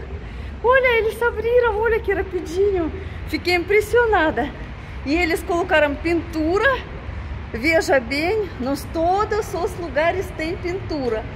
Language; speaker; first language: Portuguese; non-native, fluent; Russian